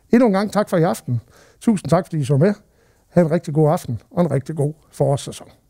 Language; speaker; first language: Danish; native; Danish